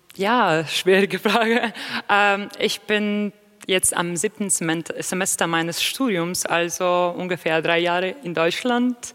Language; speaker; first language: German; non-native, fluent; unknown